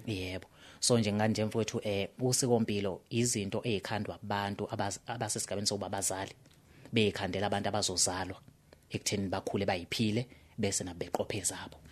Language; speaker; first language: Zulu; native; Zulu